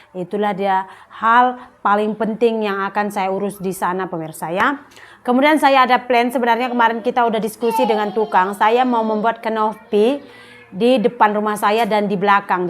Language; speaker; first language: Indonesian; native; Indonesian